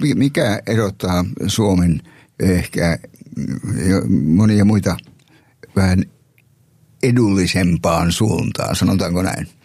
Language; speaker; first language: Finnish; native; Finnish